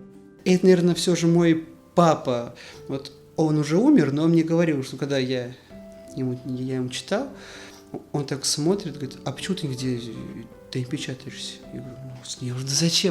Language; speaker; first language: Russian; native; Russian